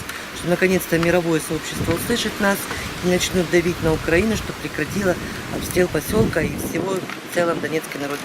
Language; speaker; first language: Russian; native; Russian